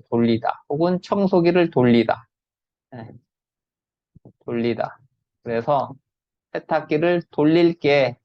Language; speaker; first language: Korean; native; Korean